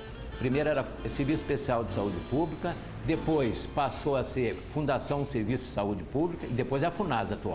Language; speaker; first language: Portuguese; native; Portuguese